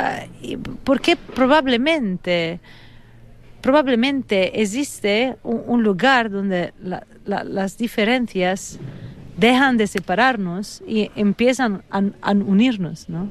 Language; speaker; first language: Spanish; non-native, fluent; Italian